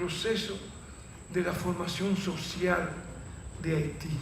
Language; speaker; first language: Spanish; native; Spanish